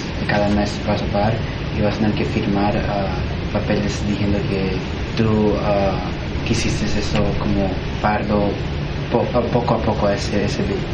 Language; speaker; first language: Spanish; early bilingual, heritage; Spanish